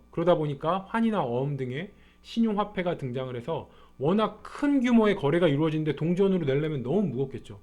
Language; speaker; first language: Korean; native; Korean